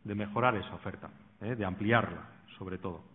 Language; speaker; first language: Spanish; native; Spanish